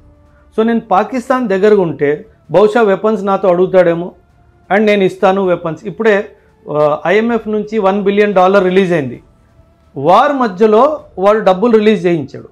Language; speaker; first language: Telugu; non-native, local second language; Punjabi